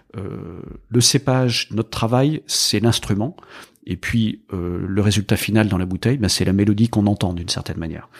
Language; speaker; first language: French; native; French